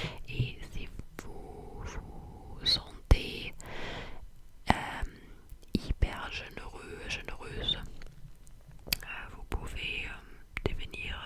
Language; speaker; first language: French; non-native, fluent; English